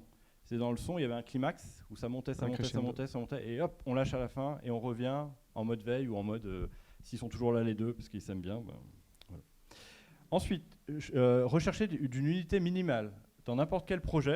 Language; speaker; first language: French; native; French